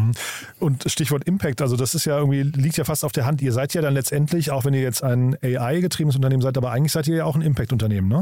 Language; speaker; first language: German; native; German